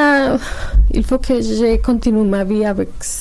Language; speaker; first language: French; non-native, learner; Spanish